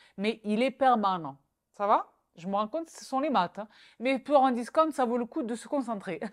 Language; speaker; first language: French; native; French